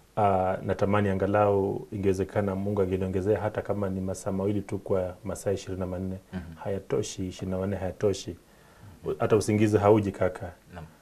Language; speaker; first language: Swahili; native; Swahili